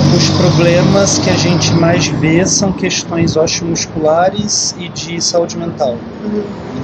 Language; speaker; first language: Portuguese; native; Portuguese